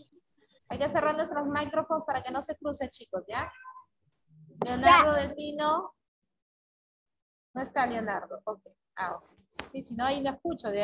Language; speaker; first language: Spanish; native; Spanish